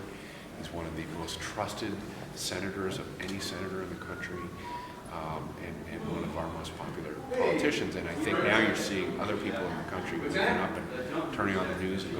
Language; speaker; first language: English; native; English